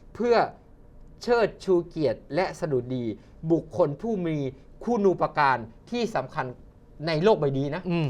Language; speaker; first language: Thai; native; Thai